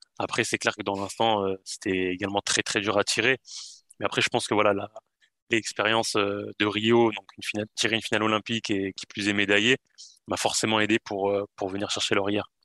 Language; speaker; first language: French; native; French